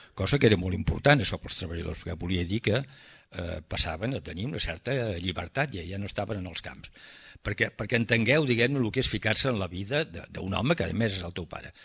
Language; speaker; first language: Catalan; early bilingual, heritage; Catalan